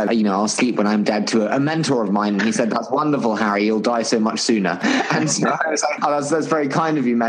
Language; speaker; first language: English; native; English